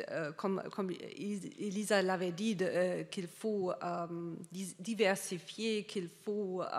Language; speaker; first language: French; non-native, fluent; German